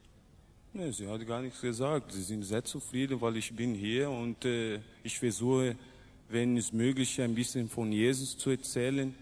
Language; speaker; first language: German; non-native, learner; Portuguese